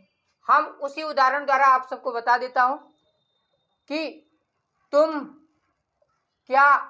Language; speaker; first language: Hindi; native; Hindi